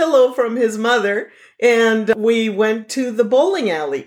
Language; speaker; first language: English; non-native, fluent; Spanish